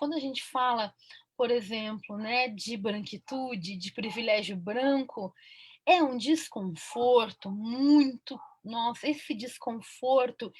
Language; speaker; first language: Portuguese; native; Portuguese